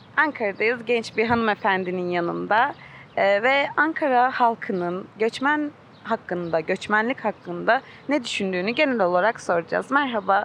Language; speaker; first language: Turkish; native; Turkish